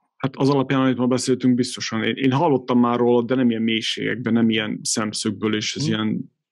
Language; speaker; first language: Hungarian; native; Hungarian